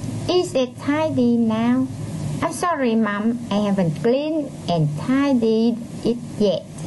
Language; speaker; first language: English; non-native, fluent; Vietnamese